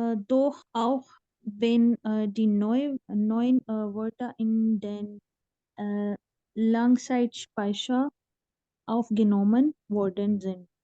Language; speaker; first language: German; non-native, learner; Urdu